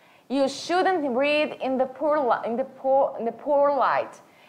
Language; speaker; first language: English; non-native, fluent; Portuguese